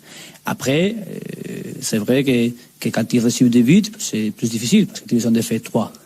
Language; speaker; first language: French; non-native, learner; Spanish